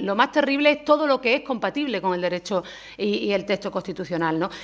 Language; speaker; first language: Spanish; native; Spanish